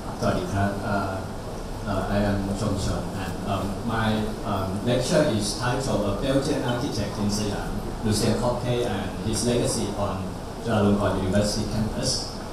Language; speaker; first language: English; non-native, fluent; Thai